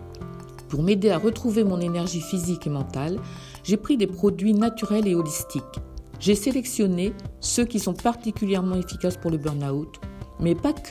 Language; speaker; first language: French; native; French